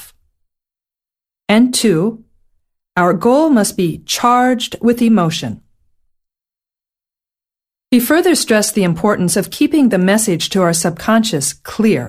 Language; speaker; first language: English; native; English